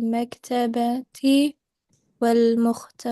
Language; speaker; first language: Arabic; non-native, learner; English